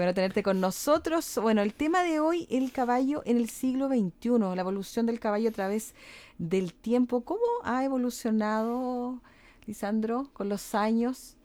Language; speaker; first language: Spanish; native; Spanish